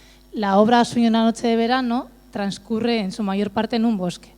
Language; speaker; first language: Spanish; native; Spanish